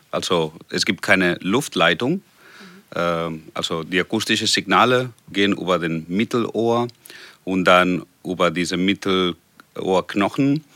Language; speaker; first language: German; non-native, fluent; Spanish